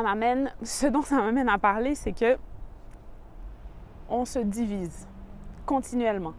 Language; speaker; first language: French; native; French